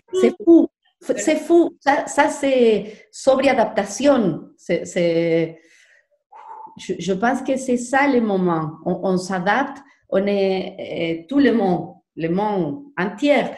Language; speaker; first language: French; non-native, learner; Spanish